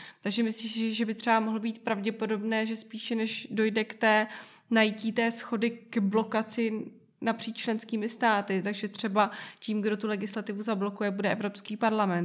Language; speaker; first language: Czech; native; Czech